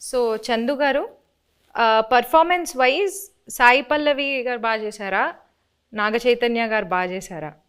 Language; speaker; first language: Telugu; native; Telugu